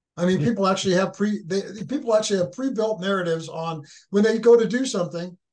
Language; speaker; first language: English; native; English